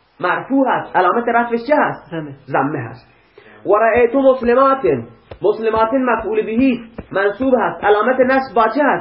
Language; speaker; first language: Persian; non-native, local second language; Baluchi